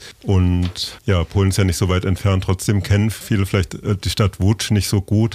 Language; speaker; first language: German; native; German